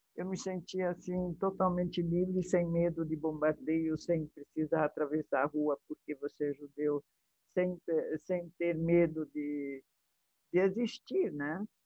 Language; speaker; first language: Portuguese; early bilingual, other home language; Hungarian